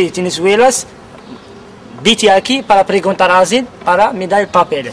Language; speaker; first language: Spanish; non-native, learner; Kabyle